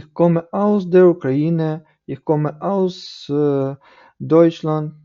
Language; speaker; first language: German; non-native, fluent; Ukrainian